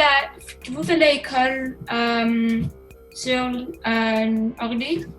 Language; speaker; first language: French; non-native, learner; English